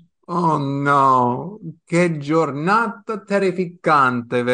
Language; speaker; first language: Italian; non-native, fluent; English